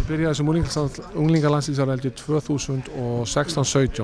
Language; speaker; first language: Icelandic; native; Icelandic